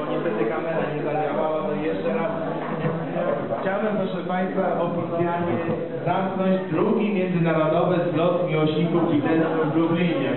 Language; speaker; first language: Polish; non-native, learner; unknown